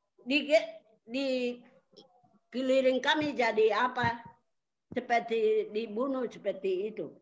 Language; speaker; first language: Indonesian; non-native, local second language; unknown